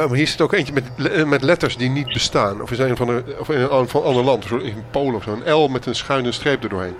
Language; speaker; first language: Dutch; native; Dutch